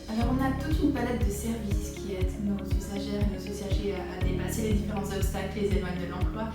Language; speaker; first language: French; native; French